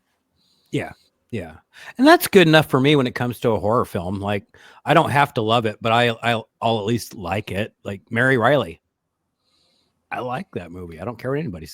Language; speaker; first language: English; native; English